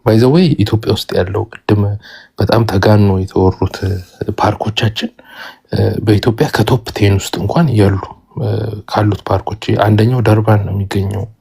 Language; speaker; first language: Amharic; native; Amharic